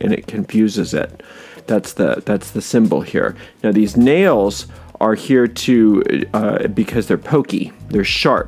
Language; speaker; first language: English; native; English